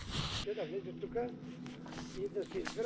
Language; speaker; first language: Bulgarian; native; Bulgarian